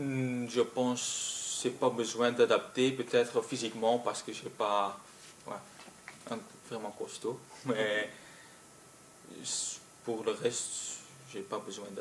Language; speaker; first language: French; non-native, local second language; Dutch